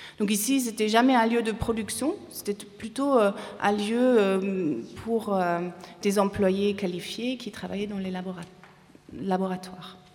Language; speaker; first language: French; non-native, fluent; German